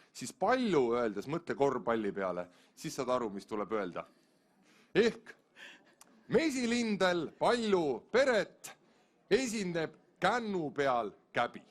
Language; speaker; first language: Estonian; native; Estonian